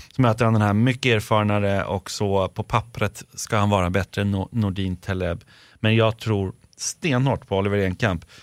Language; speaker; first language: Swedish; native; Swedish